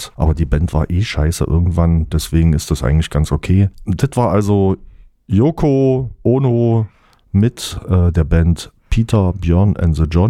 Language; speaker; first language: German; native; German